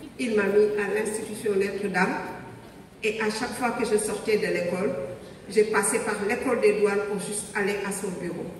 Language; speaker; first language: French; non-native, local second language; Wolof